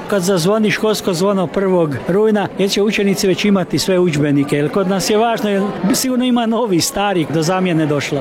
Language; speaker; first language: Croatian; early bilingual, heritage; Croatian